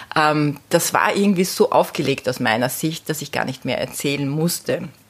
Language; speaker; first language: German; native; German